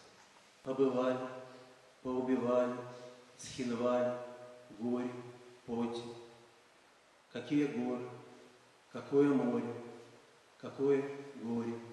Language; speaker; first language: Russian; native; Russian